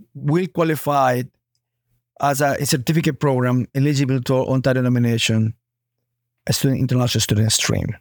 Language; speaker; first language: English; non-native, fluent; Spanish